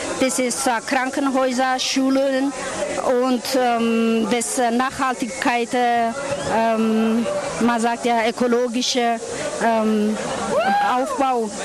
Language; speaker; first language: German; non-native, learner; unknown